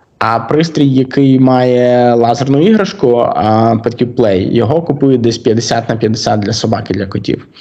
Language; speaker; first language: Ukrainian; native; Ukrainian